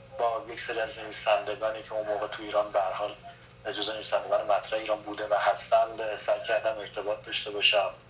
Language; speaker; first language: Persian; non-native, local second language; Kurdish